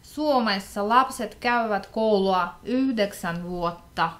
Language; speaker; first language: Finnish; non-native, fluent; Russian